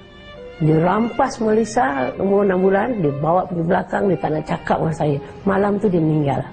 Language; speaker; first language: Malay; native; Malay